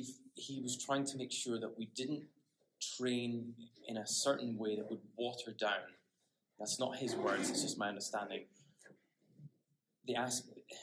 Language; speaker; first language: English; native; English